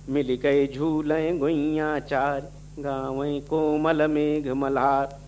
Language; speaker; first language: Hindi; native; Hindi